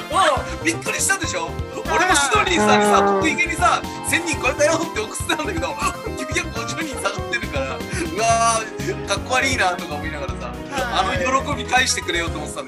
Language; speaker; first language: Japanese; native; Japanese